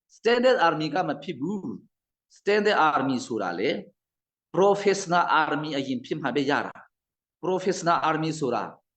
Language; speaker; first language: Burmese; non-native, local second language; Hakha Chin